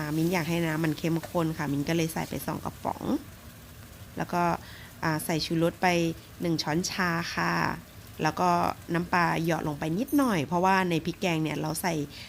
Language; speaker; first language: Thai; native; Thai